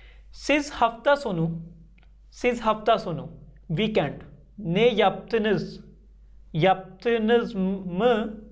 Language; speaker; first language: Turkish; non-native, learner; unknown